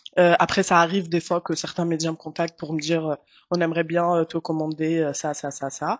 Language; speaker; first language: French; early bilingual, other home language; Arabic